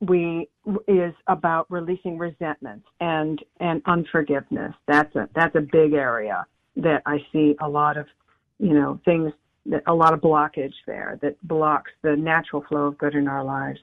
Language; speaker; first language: English; native; English